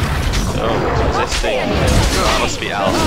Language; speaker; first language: English; native; English